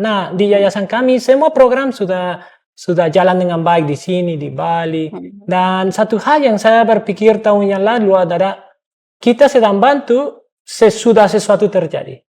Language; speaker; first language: Indonesian; non-native, fluent; English